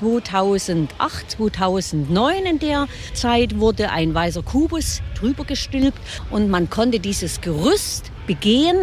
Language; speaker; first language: German; native; German